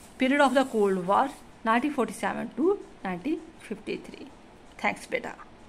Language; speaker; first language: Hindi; non-native, local second language; Punjabi